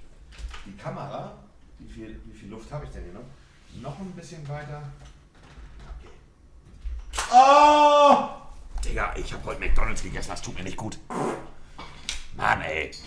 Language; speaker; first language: German; native; German